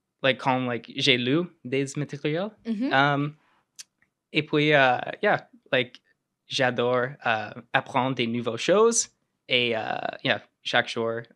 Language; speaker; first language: French; non-native, local second language; English